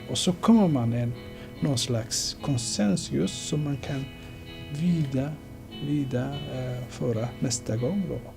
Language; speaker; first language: Swedish; non-native, fluent; Somali